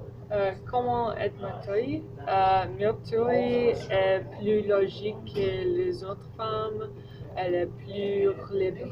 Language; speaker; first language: French; non-native, learner; English